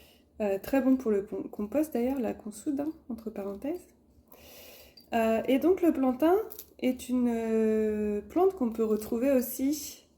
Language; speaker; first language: French; native; French